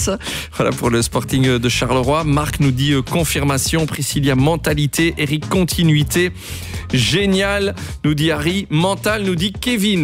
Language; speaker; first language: French; native; French